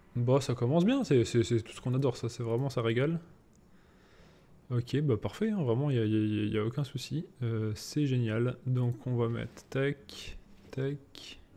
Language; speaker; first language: French; native; French